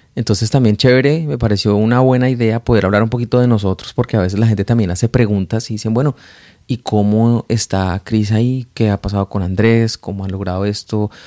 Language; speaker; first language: Spanish; native; Spanish